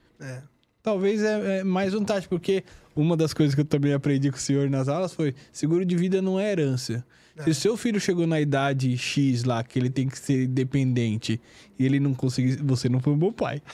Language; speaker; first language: Portuguese; native; Portuguese